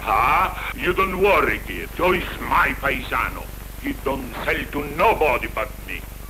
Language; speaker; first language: English; non-native, fluent; Italian